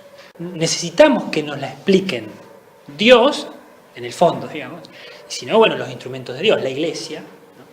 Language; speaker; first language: Spanish; native; Spanish